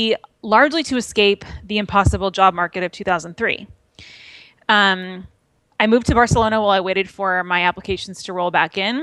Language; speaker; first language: English; native; English